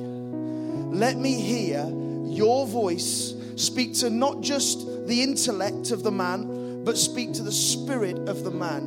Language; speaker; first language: English; native; English